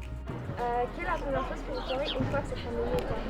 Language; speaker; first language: French; native; French